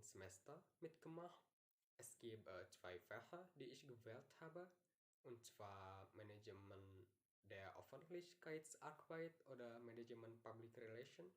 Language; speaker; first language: German; non-native, learner; Indonesian